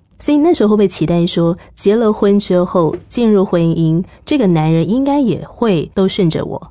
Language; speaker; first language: Chinese; native; Chinese